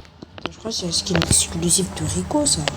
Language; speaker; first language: French; native; French